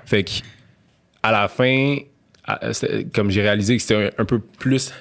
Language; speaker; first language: French; native; French